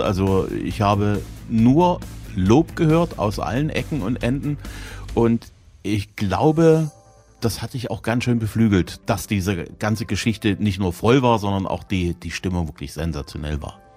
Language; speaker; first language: German; native; German